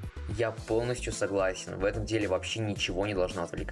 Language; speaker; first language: Russian; native; Russian